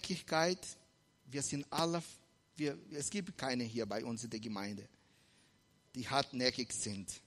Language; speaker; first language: German; non-native, fluent; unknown